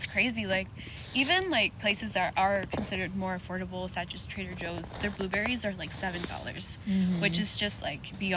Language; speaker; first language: English; native; English